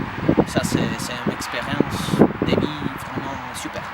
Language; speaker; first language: French; non-native, fluent; Italian